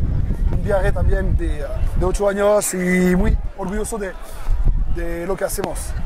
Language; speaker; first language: Spanish; non-native, learner; French